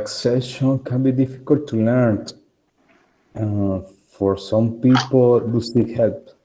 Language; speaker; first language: English; non-native, learner; Spanish